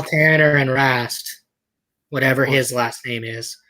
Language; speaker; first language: English; native; English